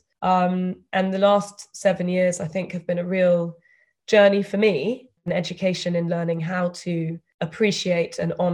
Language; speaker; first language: English; native; English